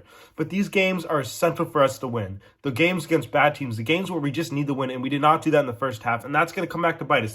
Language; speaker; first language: English; native; English